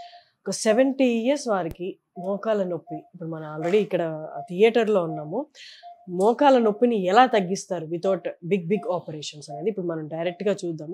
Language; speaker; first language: Telugu; native; Telugu